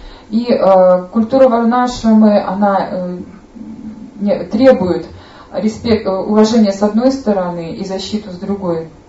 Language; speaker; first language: Russian; native; Russian